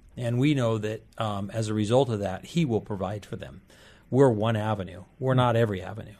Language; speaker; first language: English; native; English